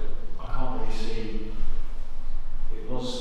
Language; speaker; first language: English; native; English